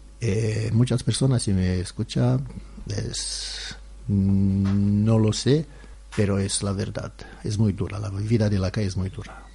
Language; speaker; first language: Spanish; non-native, learner; Romanian